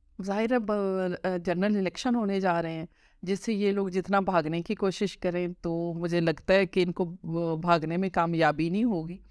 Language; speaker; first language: Urdu; non-native, local second language; Punjabi